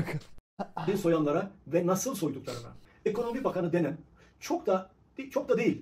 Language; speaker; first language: Turkish; native; Turkish